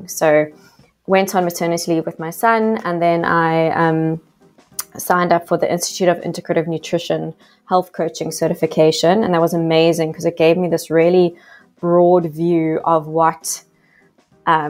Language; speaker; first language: English; native; English